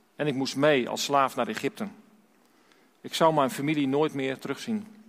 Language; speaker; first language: Dutch; native; Dutch